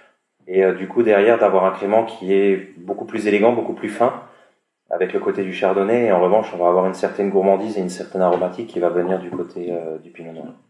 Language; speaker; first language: French; native; French